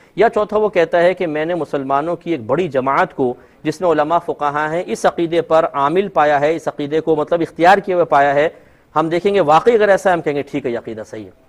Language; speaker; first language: Urdu; native; Urdu